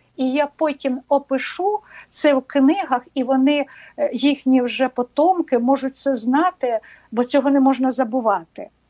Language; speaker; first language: Ukrainian; non-native, local second language; Russian